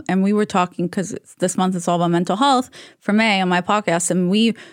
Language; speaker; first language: English; non-native, fluent; Hebrew